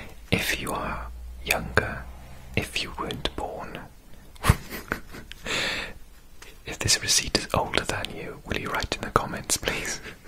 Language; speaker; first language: English; native; English